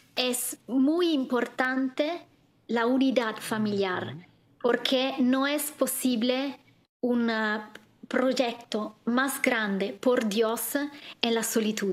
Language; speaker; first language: Spanish; non-native, learner; Italian